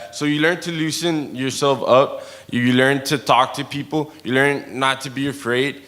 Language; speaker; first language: English; early bilingual, other home language; Spanish